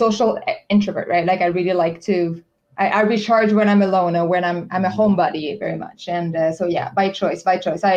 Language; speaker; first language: English; non-native, fluent; French